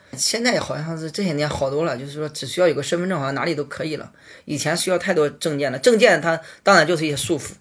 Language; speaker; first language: Chinese; native; Chinese